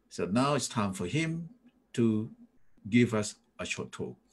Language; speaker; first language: English; non-native, fluent; Thai